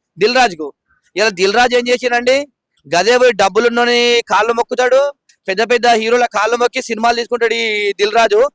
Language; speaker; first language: Telugu; native; Telugu